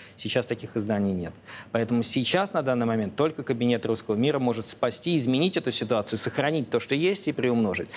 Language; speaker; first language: Russian; native; Russian